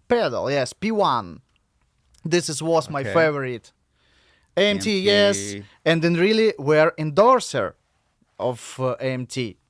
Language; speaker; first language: English; non-native, learner; Russian